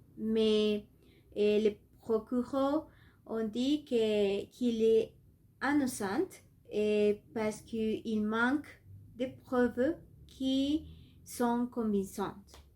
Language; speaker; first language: French; non-native, learner; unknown